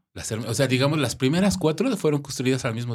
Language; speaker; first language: Spanish; native; Spanish